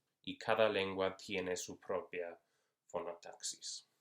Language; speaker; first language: Spanish; non-native, fluent; English